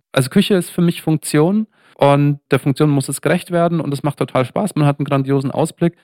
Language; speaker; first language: German; native; German